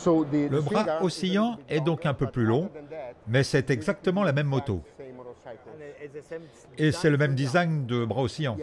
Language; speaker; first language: French; native; French